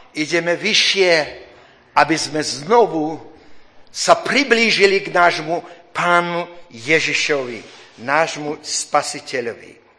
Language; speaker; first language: Slovak; early bilingual, heritage; Slovak